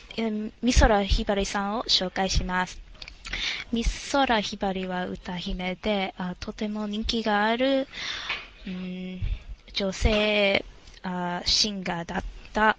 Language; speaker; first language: Japanese; non-native, learner; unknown